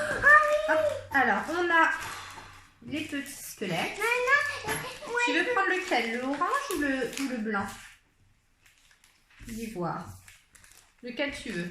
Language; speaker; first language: French; native; French